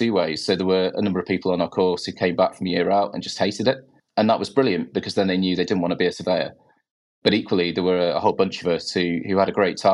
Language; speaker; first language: English; native; English